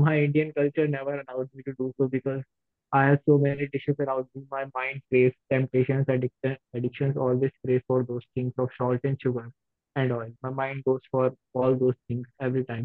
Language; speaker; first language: English; non-native, local second language; Hindi